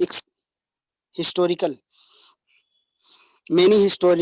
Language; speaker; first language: English; non-native, learner; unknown